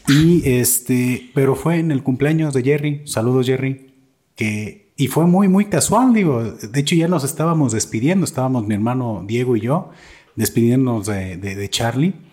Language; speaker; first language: Spanish; native; Spanish